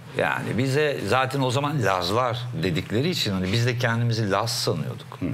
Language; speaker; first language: Turkish; native; Turkish